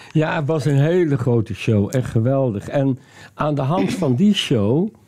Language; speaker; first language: Dutch; native; Dutch